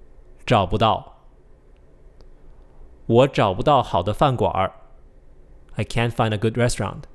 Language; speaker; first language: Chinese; non-native, fluent; English